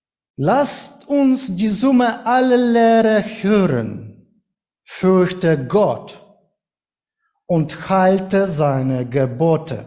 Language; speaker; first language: German; non-native, learner; Ukrainian